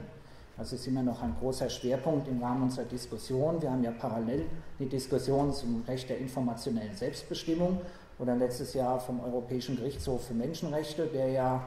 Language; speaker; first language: German; native; German